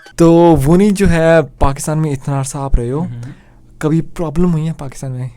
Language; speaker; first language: Urdu; native; Urdu